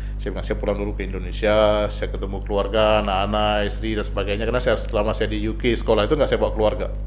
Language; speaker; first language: Indonesian; non-native, local second language; Achinese